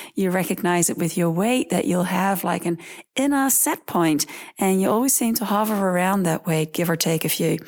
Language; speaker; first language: English; early bilingual, other home language; Dutch